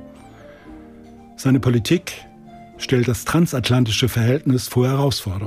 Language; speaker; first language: German; native; German